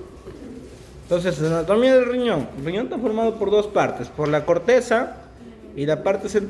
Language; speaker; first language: Spanish; native; Spanish